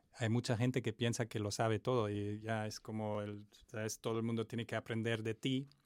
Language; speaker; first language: Spanish; non-native, fluent; German